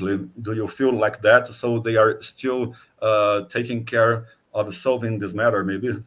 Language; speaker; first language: English; non-native, fluent; Portuguese